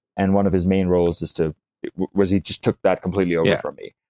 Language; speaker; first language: English; native; English